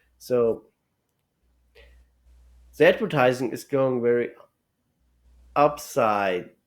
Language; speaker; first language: English; non-native, learner; German